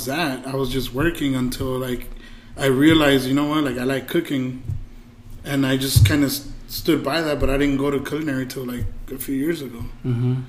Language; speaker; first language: English; early bilingual, other home language; Spanish